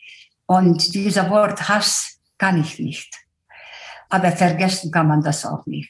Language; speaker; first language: German; non-native, fluent; Hungarian